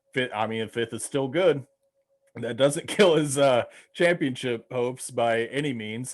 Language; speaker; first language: English; native; English